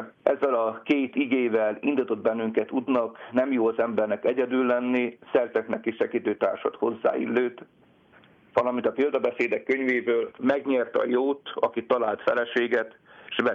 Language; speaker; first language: Hungarian; native; Hungarian